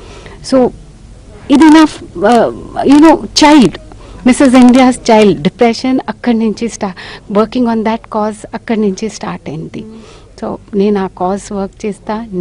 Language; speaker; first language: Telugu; non-native, local second language; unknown